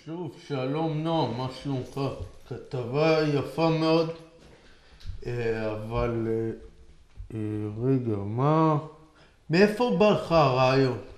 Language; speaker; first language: Hebrew; native; Hebrew